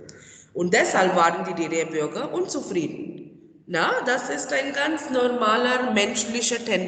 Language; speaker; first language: German; non-native, fluent; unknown